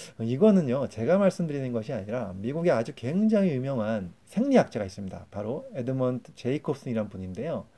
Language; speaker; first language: Korean; native; Korean